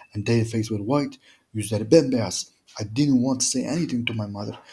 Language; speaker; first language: English; non-native, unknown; Turkish